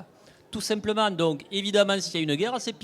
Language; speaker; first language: French; native; French